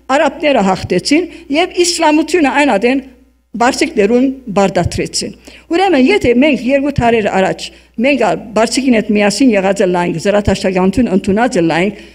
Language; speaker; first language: Armenian; early bilingual, heritage; Armenian